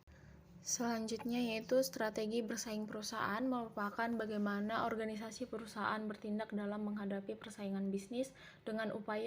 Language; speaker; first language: Indonesian; native; Indonesian